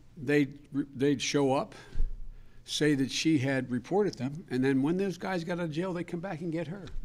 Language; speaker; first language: English; native; English